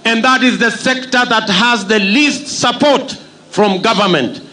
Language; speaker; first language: English; non-native, local second language; Kalenjin